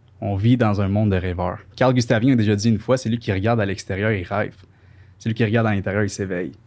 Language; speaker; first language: French; early bilingual, other home language; Spanish